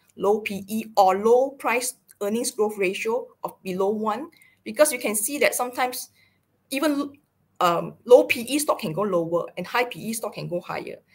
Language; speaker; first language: English; non-native, local second language; Chinese